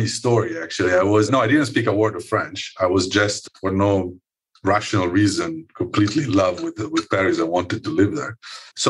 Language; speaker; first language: English; non-native, fluent; Italian